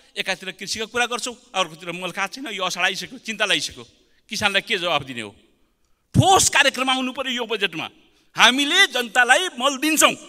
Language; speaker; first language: Nepali; native; Nepali